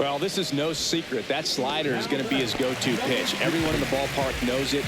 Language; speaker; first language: English; native; English